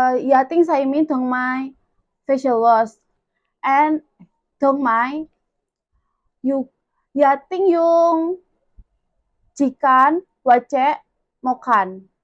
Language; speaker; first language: Cantonese; non-native, learner; Indonesian